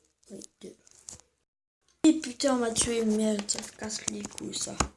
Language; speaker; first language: French; native; French